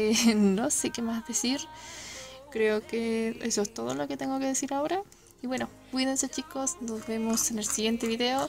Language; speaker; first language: Spanish; native; Spanish